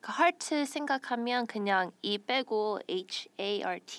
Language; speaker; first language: Korean; early bilingual, heritage; Korean